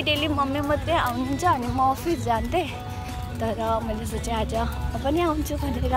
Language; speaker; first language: Nepali; early bilingual, heritage; Hindi